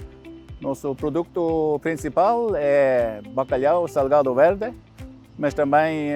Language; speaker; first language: Portuguese; non-native, fluent; Norwegian